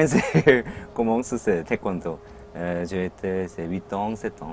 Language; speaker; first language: French; non-native, learner; Korean